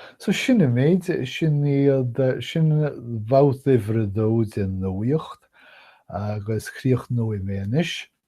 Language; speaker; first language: Irish; non-native, fluent; English